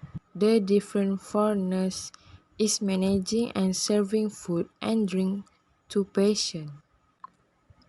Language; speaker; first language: English; non-native, learner; Malay